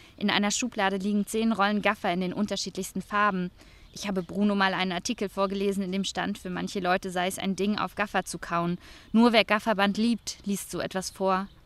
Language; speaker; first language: German; native; German